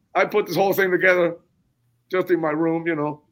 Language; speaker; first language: English; non-native, fluent; Spanish